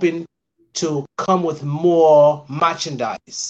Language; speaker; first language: English; non-native, local second language; Krio